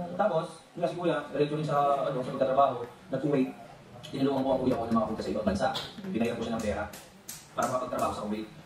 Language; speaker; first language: Filipino; native; Filipino